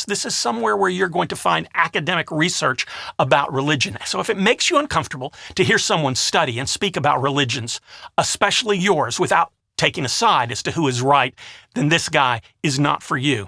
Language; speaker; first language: English; native; English